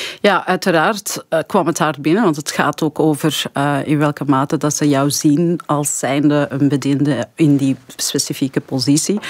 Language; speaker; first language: Dutch; early bilingual, other home language; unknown